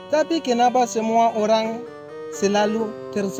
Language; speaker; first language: Indonesian; non-native, learner; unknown